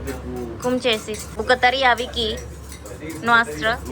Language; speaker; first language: Romanian; non-native, learner; Sinhala